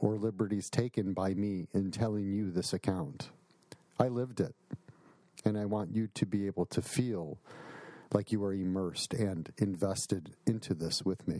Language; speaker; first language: English; native; English